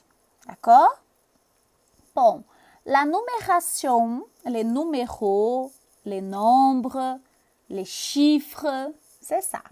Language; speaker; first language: French; non-native, fluent; Portuguese